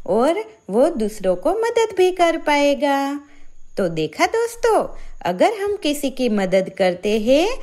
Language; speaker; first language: Hindi; native; Hindi